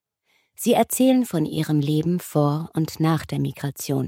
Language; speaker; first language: German; native; German